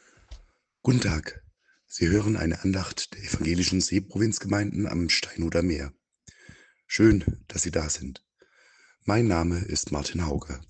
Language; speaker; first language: German; native; German